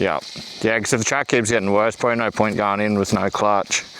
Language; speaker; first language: English; native; English